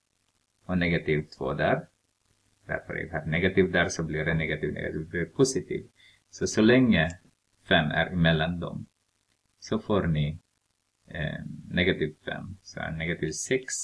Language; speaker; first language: Swedish; non-native, fluent; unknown